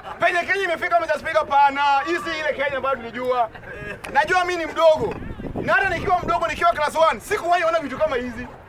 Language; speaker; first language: Swahili; native; Swahili